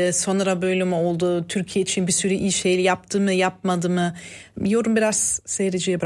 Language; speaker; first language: Turkish; non-native, fluent; German